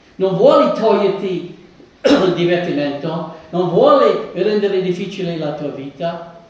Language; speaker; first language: Italian; non-native, fluent; English